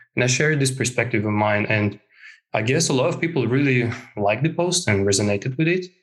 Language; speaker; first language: English; non-native, fluent; Russian